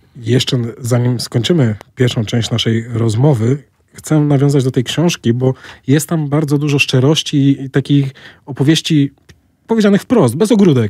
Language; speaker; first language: Polish; native; Polish